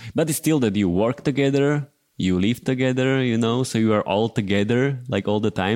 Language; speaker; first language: English; non-native, fluent; Slovak